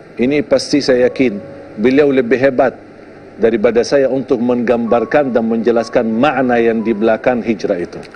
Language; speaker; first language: Malay; non-native, fluent; Arabic